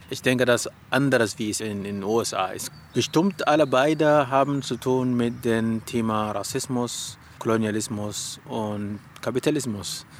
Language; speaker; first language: German; non-native, learner; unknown